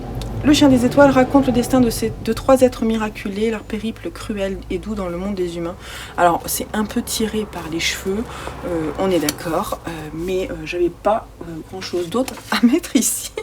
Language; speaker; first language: French; native; French